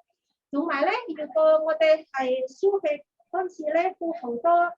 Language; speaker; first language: Cantonese; non-native, learner; Indonesian